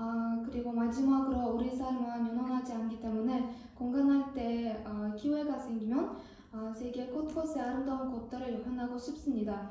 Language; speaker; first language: Korean; non-native, learner; Kazakh